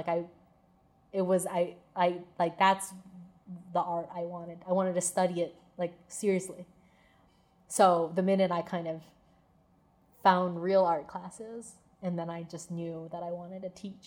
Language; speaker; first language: English; native; English